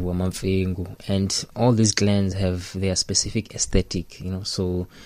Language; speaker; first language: English; non-native, local second language; Xhosa